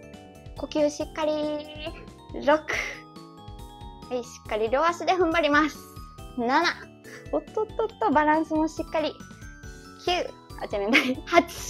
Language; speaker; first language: Japanese; native; Japanese